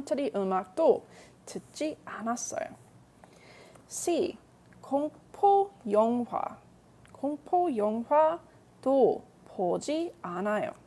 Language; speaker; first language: Korean; non-native, fluent; English